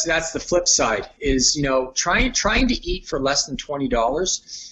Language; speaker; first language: English; native; English